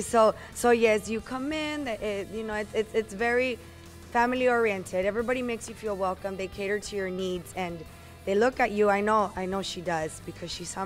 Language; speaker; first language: English; early bilingual, other home language; Spanish